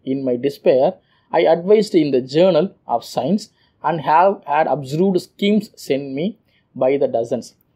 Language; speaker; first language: English; non-native, local second language; Tamil